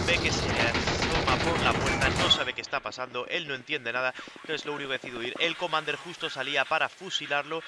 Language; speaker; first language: Spanish; native; Spanish